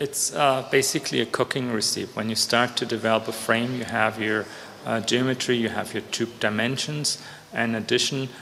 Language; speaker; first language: English; non-native, fluent; German